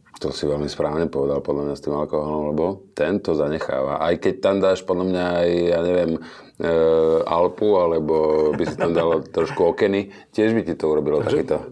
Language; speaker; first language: Slovak; native; Slovak